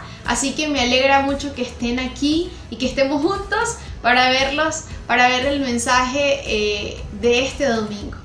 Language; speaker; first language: Spanish; native; Spanish